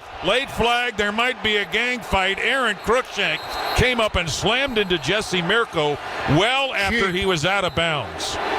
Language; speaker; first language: English; native; English